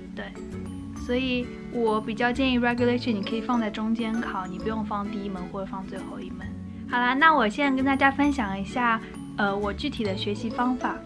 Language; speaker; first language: Chinese; native; Chinese